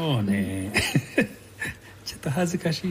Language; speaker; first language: Japanese; non-native, learner; English